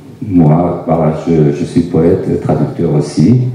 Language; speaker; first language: French; non-native, fluent; Turkish